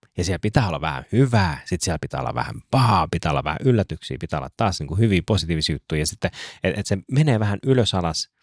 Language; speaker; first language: Finnish; native; Finnish